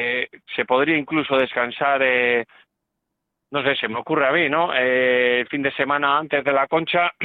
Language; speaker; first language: Spanish; native; Spanish